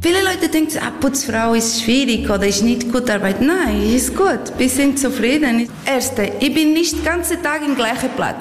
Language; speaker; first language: German; non-native, learner; Portuguese